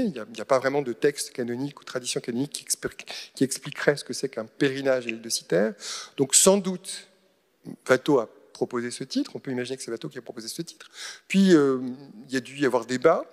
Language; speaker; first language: French; native; French